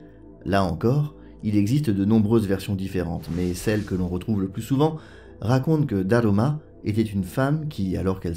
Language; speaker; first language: French; native; French